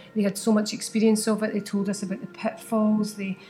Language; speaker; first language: English; native; English